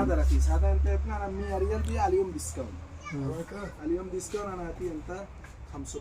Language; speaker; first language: Arabic; non-native, learner; Bangla